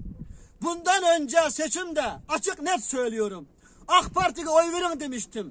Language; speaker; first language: Turkish; non-native, learner; Uyghur